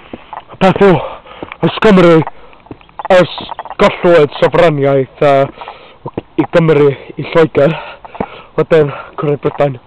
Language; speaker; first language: Welsh; non-native, learner; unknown